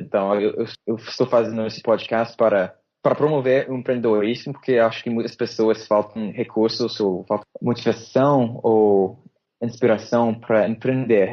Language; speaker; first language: Portuguese; non-native, fluent; English